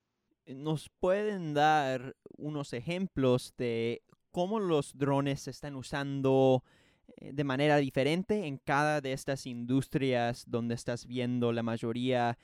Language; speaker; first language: Spanish; non-native, fluent; English